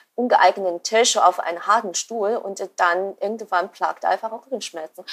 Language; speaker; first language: German; non-native, fluent; Chinese